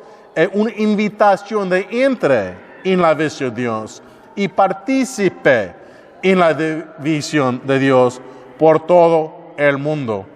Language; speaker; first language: Spanish; non-native, learner; English